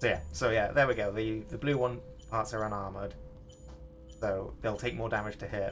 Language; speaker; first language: English; native; English